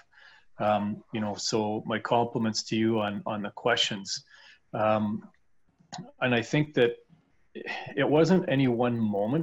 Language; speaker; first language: English; native; English